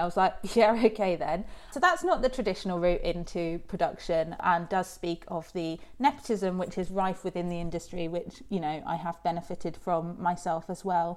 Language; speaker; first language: English; native; English